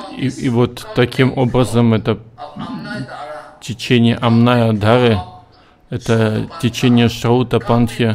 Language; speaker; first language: Russian; native; Russian